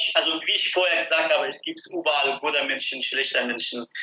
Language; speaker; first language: German; non-native, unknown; Persian